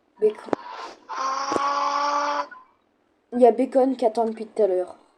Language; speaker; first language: French; native; French